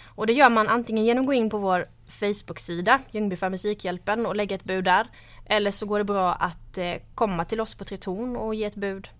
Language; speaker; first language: Swedish; native; Swedish